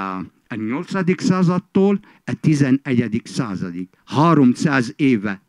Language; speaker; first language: Hungarian; non-native, fluent; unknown